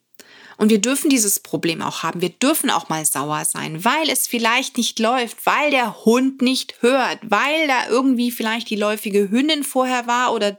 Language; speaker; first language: German; native; German